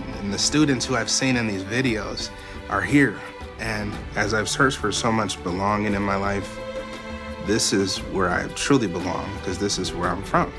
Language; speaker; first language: English; early bilingual, other home language; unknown